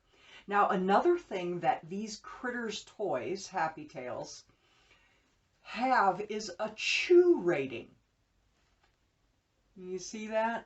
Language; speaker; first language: English; native; English